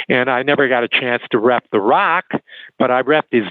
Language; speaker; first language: English; native; English